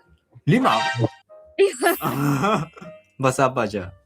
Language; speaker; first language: Indonesian; non-native, learner; Japanese